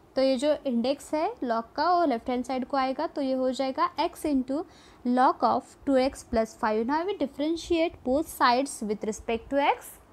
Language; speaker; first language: Hindi; non-native, local second language; Marathi